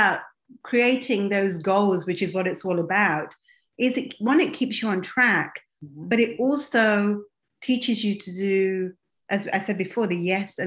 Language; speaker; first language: English; native; English